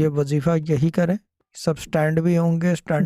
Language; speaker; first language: Hindi; native; Hindi